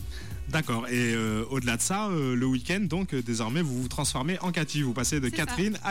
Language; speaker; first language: French; native; French